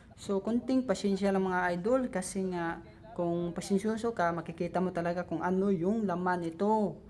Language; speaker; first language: Filipino; non-native, local second language; Cebuano